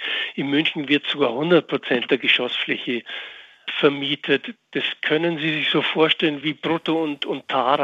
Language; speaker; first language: German; native; German